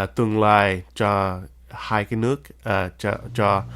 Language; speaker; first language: Vietnamese; early bilingual, heritage; Vietnamese